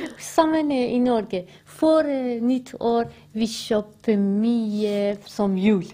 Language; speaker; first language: Norwegian; non-native, learner; Persian